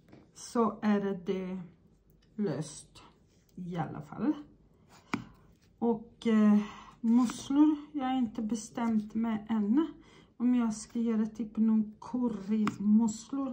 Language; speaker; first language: Swedish; non-native, fluent; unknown